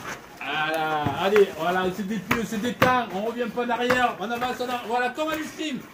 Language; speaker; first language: French; native; French